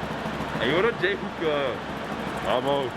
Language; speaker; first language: Spanish; non-native, learner; English